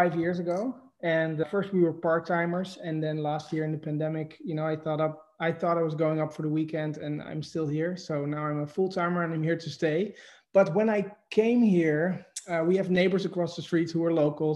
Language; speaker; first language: English; non-native, fluent; Dutch